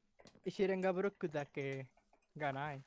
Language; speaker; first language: Japanese; non-native, learner; English